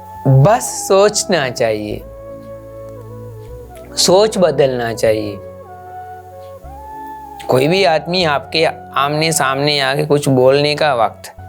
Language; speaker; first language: Hindi; non-native, local second language; Sinhala